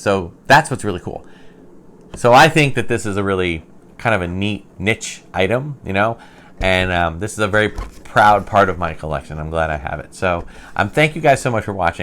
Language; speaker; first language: English; native; English